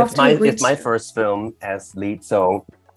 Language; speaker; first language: English; non-native, local second language; Cantonese